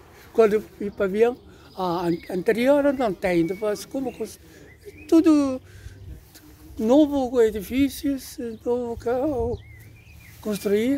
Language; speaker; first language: Portuguese; non-native, learner; Chinese